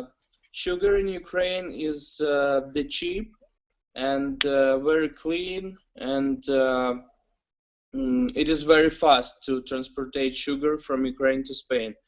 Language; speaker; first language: English; non-native, learner; Ukrainian